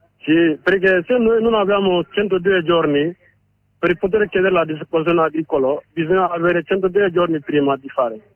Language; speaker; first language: Italian; non-native, learner; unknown